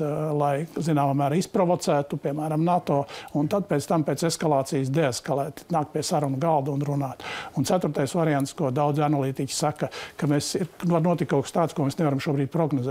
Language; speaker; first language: Latvian; native; Latvian